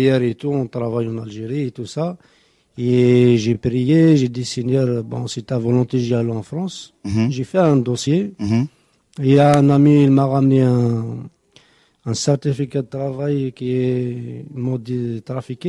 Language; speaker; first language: French; non-native, local second language; Kabyle